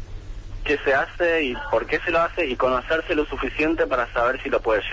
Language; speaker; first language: Spanish; native; Spanish